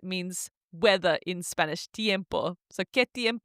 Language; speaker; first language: Spanish; non-native, learner; English